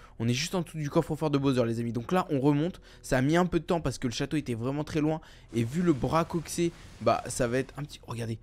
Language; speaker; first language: French; native; French